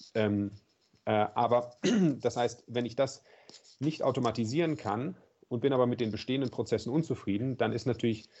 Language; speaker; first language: German; native; German